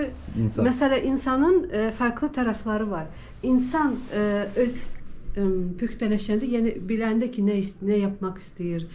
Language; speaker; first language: Turkish; non-native, learner; Azerbaijani